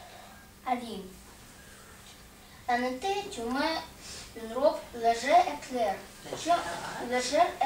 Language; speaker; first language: French; non-native, learner; Russian